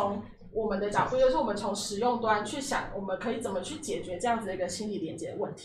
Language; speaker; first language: Chinese; native; Chinese